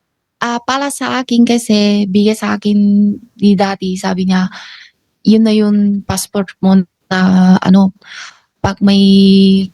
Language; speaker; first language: Filipino; non-native, learner; Chinese